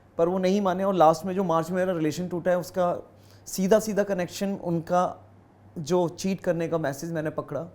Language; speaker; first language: Hindi; native; Hindi